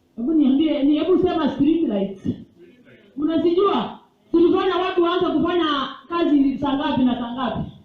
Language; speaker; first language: Swahili; non-native, local second language; Gusii